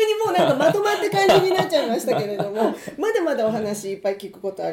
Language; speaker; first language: Japanese; native; Japanese